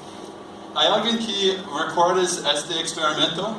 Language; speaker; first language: Spanish; non-native, learner; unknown